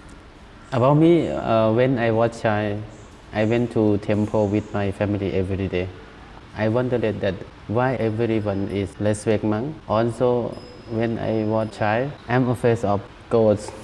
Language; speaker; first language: English; non-native, learner; Thai